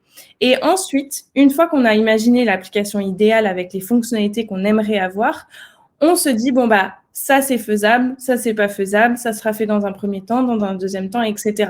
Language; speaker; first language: French; native; French